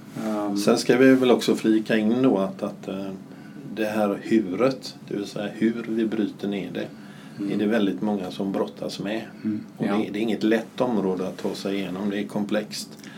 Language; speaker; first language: Swedish; native; Swedish